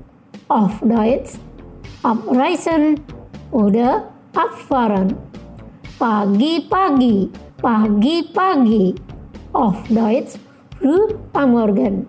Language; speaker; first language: German; non-native, fluent; Indonesian